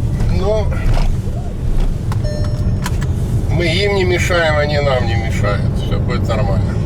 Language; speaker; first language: Russian; native; Russian